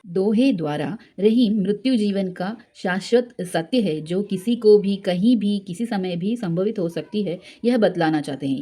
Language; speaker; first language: Hindi; non-native, local second language; Malayalam